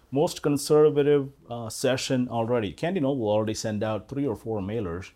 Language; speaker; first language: English; non-native, local second language; Malayalam